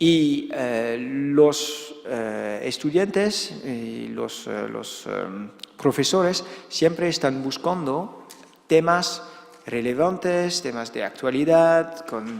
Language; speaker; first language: Spanish; non-native, fluent; Dutch